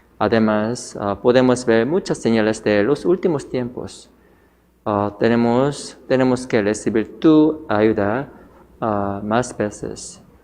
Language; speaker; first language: Spanish; non-native, learner; Korean